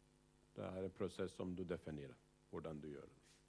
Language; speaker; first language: Norwegian; non-native, fluent; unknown